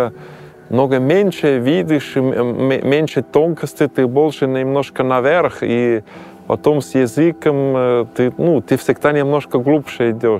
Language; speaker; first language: Russian; non-native, learner; German